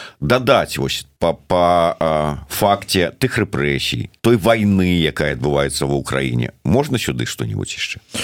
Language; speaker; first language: Belarusian; native; Belarusian